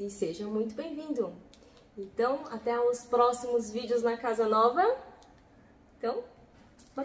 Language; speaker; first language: Portuguese; native; Portuguese